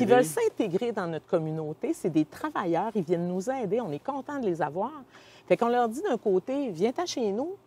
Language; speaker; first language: French; native; French